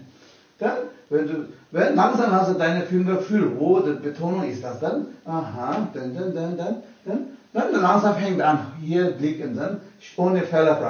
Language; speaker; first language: German; non-native, learner; Tibetan